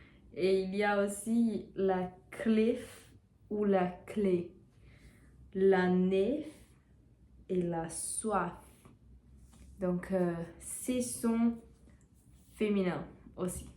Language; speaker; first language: French; non-native, learner; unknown